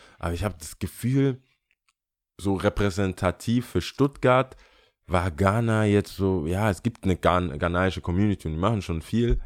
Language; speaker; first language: German; early bilingual, other home language; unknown